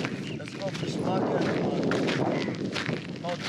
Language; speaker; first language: English; non-native, learner; Swahili